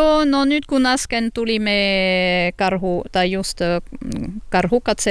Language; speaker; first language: Finnish; non-native, learner; French